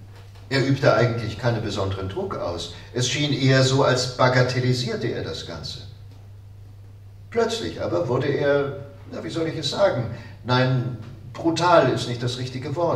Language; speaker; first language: German; native; German